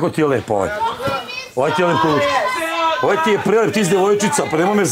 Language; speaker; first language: Serbian; native; Serbian